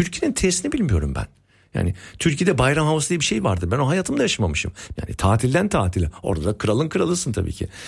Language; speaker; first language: Turkish; early bilingual, heritage; Turkish